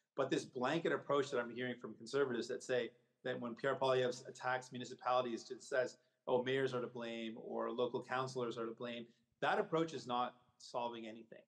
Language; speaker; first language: English; native; English